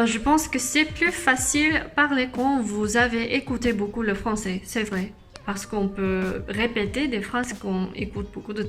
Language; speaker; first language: French; non-native, learner; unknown